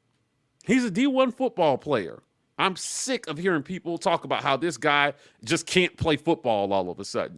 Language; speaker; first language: English; native; English